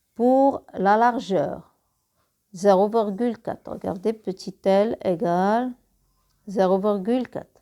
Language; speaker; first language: French; non-native, local second language; Arabic